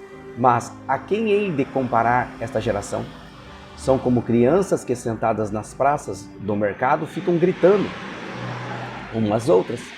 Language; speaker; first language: Portuguese; native; Portuguese